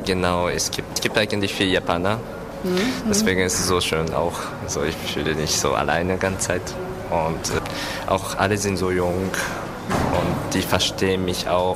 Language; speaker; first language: German; non-native, learner; Japanese